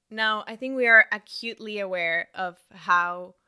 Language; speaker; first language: English; non-native, fluent; Spanish